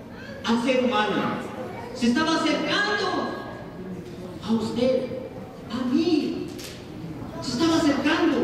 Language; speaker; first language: Spanish; native; Spanish